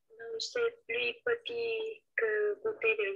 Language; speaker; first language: French; non-native, learner; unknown